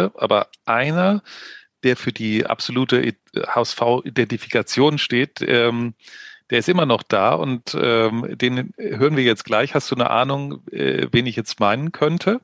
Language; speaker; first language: German; native; German